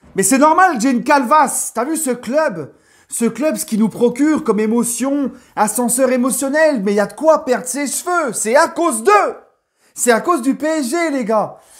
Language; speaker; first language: French; native; French